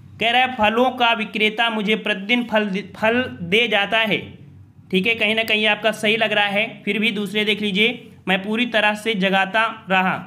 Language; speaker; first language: Hindi; native; Hindi